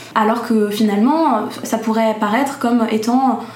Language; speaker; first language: French; native; French